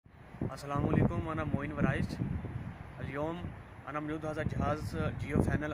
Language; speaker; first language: Arabic; non-native, learner; Urdu